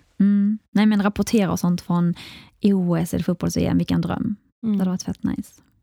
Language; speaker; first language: Swedish; early bilingual, other home language; Arabic